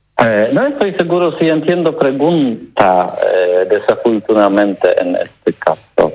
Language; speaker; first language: Spanish; non-native, learner; Polish